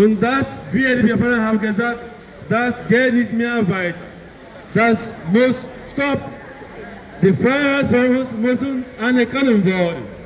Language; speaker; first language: German; non-native, learner; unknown